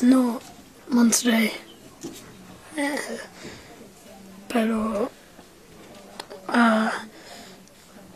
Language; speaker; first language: Spanish; non-native, learner; English